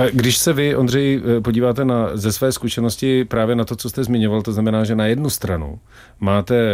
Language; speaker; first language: Czech; native; Czech